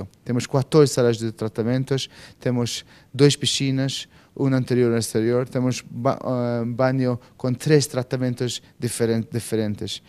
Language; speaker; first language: Portuguese; non-native, fluent; Maltese